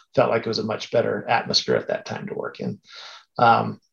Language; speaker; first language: English; native; English